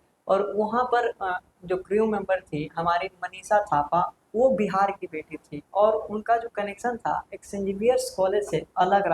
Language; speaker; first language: Hindi; native; Hindi